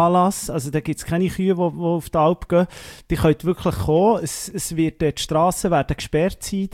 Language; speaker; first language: German; native; German